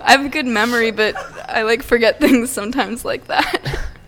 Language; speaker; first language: English; early bilingual, other home language; Russian